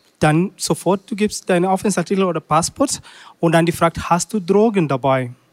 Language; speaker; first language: German; non-native, learner; Swahili